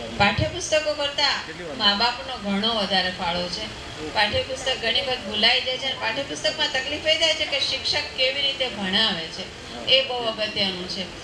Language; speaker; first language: Gujarati; native; Gujarati